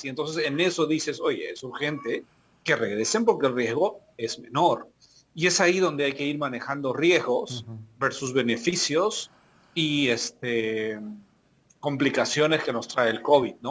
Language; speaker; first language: Spanish; native; Spanish